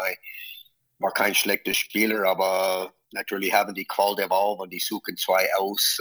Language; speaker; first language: German; non-native, fluent; English